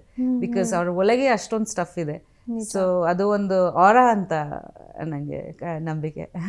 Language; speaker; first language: Kannada; non-native, fluent; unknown